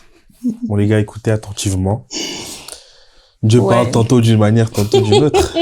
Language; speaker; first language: French; native; French